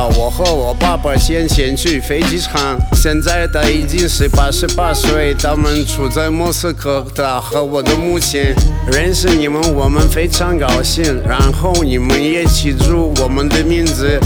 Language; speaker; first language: Chinese; non-native, learner; Russian